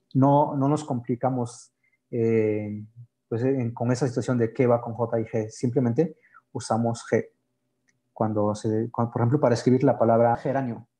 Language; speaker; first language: Spanish; native; Spanish